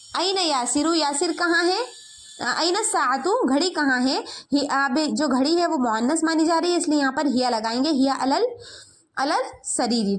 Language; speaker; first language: Urdu; native; Urdu